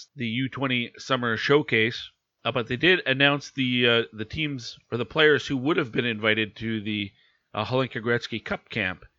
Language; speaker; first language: English; native; English